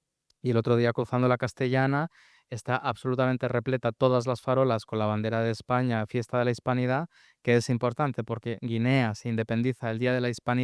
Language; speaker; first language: Spanish; native; Spanish